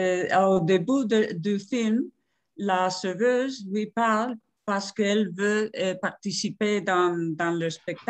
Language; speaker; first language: French; non-native, fluent; Spanish